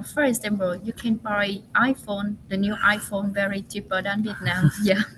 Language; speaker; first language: English; non-native, learner; Vietnamese